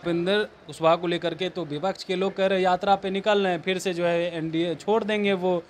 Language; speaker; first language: Hindi; native; Hindi